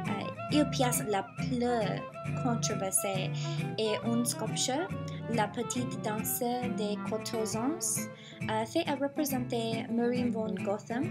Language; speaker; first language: French; non-native, learner; English